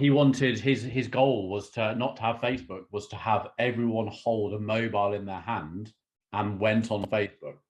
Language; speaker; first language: English; native; English